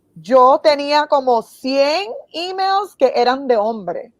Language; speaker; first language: Spanish; early bilingual, heritage; Spanish